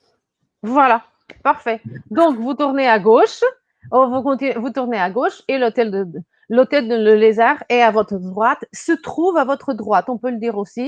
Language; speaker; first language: French; non-native, fluent; Portuguese